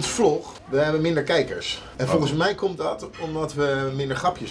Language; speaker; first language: Dutch; native; Dutch